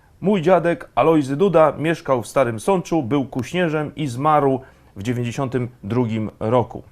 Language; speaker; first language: Polish; native; Polish